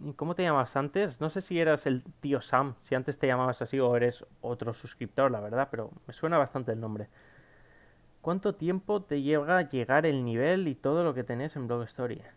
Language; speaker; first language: Spanish; native; Spanish